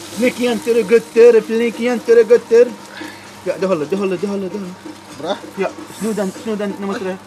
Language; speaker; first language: Norwegian; non-native, fluent; Arabic